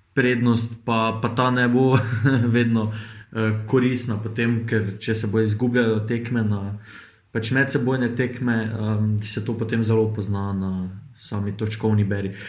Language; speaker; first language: Slovenian; native; Slovenian